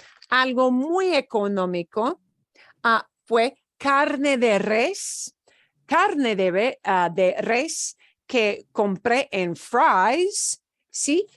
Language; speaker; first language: Spanish; non-native, fluent; English